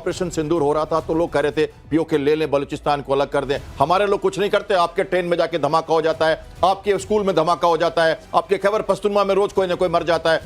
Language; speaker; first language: Hindi; native; Hindi